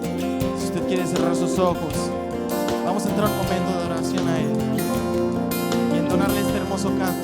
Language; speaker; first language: Spanish; native; Spanish